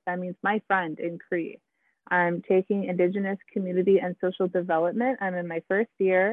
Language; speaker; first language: English; native; English